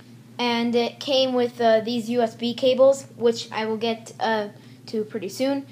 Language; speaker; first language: English; native; English